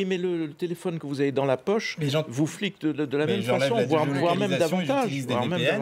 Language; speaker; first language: French; native; French